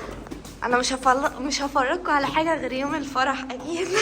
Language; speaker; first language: Arabic; native; Arabic